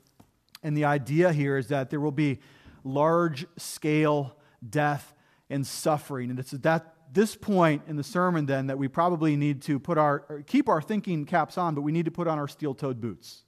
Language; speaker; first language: English; native; English